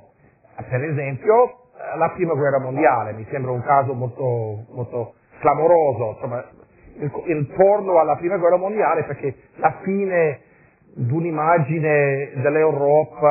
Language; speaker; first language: Italian; non-native, fluent; English